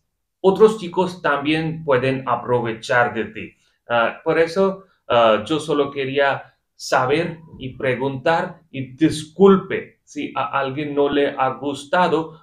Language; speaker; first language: Spanish; non-native, fluent; Hindi